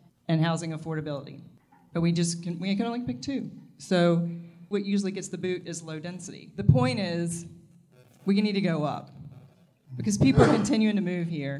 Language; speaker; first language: English; native; English